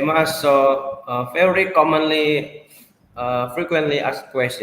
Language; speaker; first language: English; non-native, learner; Indonesian